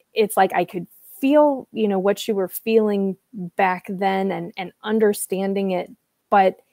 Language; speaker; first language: English; native; English